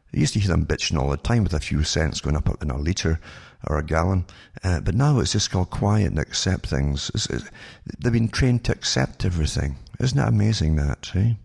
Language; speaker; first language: English; native; English